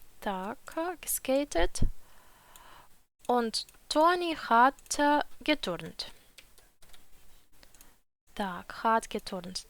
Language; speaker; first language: German; non-native, fluent; Ukrainian